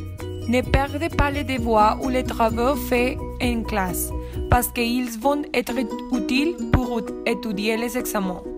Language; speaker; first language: French; non-native, learner; Spanish